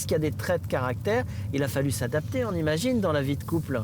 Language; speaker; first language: French; native; French